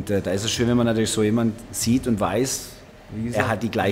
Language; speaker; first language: German; native; German